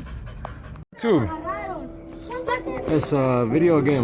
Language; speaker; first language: Spanish; non-native, learner; English